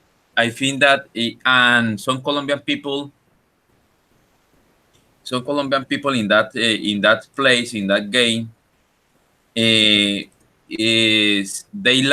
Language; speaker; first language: English; non-native, learner; Spanish